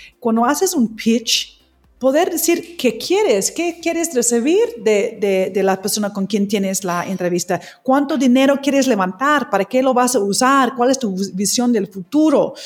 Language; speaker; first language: Spanish; non-native, fluent; English